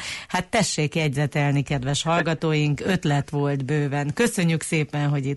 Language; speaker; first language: Hungarian; native; Hungarian